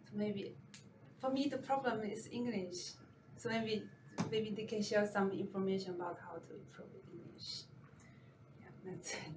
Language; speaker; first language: English; non-native, learner; Chinese